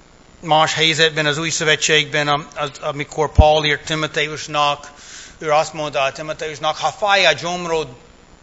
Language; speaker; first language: Hungarian; early bilingual, heritage; English